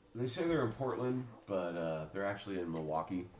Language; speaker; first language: English; native; English